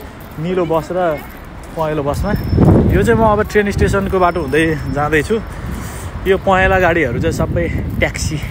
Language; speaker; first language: Nepali; native; Nepali